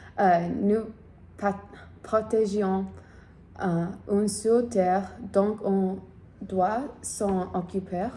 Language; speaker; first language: French; non-native, learner; English